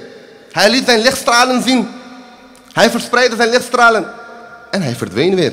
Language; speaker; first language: Dutch; early bilingual, other home language; Urdu